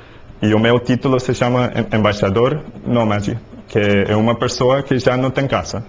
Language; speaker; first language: Portuguese; non-native, learner; English